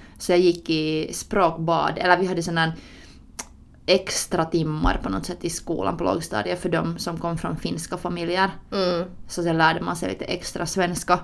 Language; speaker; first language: Swedish; early bilingual, other home language; Finnish